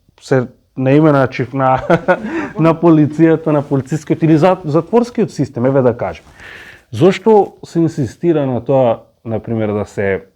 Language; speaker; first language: Macedonian; non-native, local second language; Romany